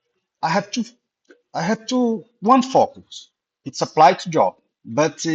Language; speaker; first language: English; non-native, learner; Portuguese